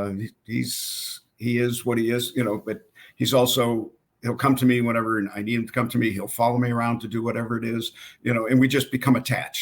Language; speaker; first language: English; native; English